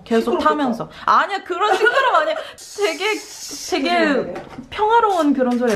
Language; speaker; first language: Korean; early bilingual, heritage; Korean